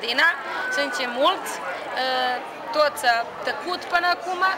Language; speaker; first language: Romanian; early bilingual, heritage; Romanian